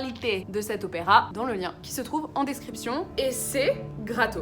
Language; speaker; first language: French; native; French